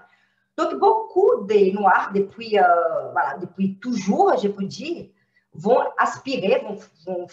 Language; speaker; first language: French; non-native, fluent; Portuguese